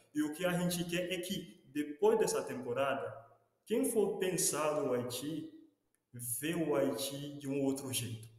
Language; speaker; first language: Portuguese; non-native, fluent; Haitian Creole